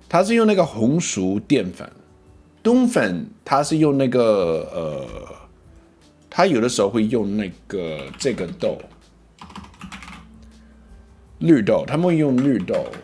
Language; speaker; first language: Chinese; early bilingual, heritage; English